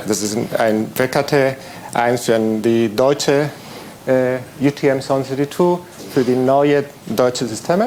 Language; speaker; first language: German; non-native, fluent; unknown